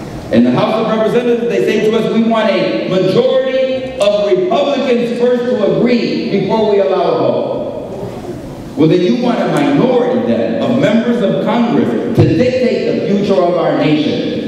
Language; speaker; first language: English; early bilingual, other home language; Spanish